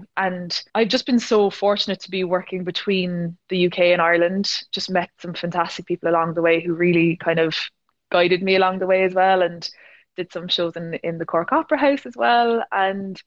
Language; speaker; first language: English; native; English